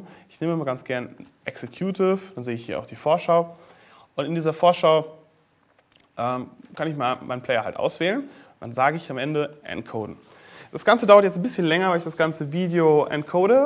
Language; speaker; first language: German; native; German